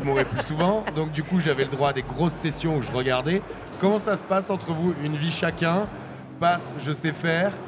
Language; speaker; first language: French; native; French